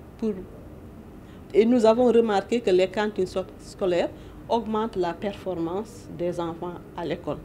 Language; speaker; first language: French; non-native, local second language; Wolof